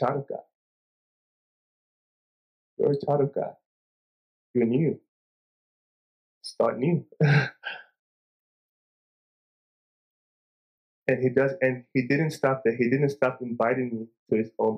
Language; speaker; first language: English; non-native, local second language; Igbo